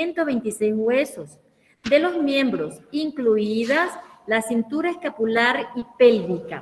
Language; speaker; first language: Spanish; native; Spanish